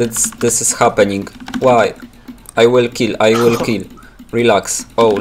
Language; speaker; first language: English; non-native, learner; Polish